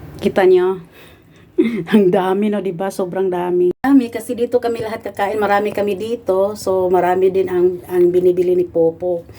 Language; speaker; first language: Filipino; non-native, local second language; Cebuano